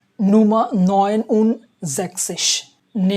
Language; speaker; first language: German; non-native, fluent; Bangla